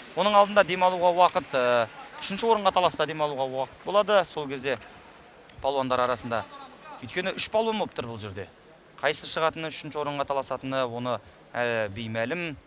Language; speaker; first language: Kazakh; native; Kazakh